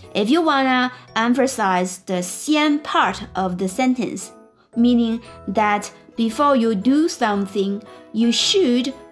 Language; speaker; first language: English; non-native, fluent; Chinese